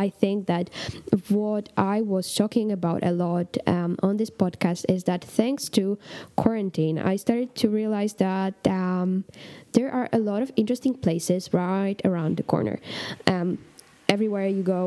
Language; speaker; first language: English; non-native, fluent; Polish